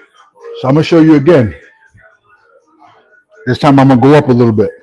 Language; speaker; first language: English; native; English